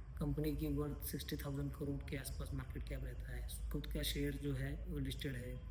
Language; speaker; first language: Hindi; non-native, local second language; Marathi